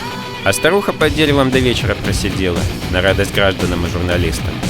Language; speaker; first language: Russian; native; Russian